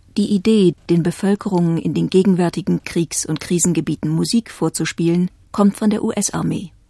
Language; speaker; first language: German; native; German